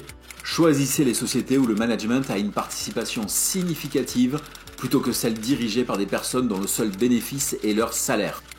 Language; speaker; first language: French; native; French